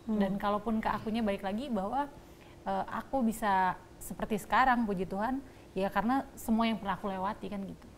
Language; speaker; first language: Indonesian; native; Indonesian